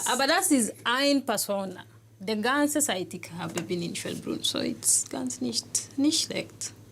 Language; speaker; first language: German; non-native, learner; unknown